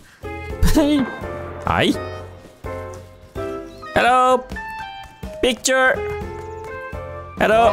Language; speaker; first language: English; non-native, learner; Portuguese